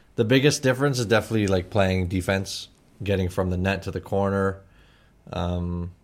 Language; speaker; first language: English; native; English